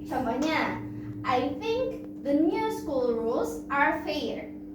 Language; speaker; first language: English; non-native, fluent; Indonesian